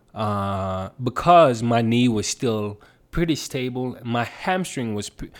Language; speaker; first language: English; non-native, fluent; Swedish